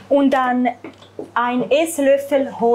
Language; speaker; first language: German; non-native, fluent; Italian